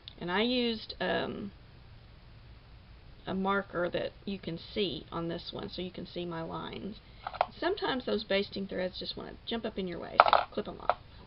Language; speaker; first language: English; native; English